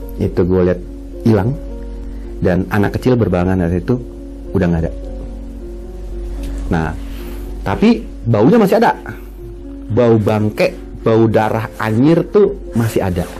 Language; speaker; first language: Indonesian; native; Indonesian